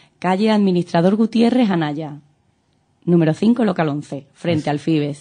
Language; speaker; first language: Spanish; native; Spanish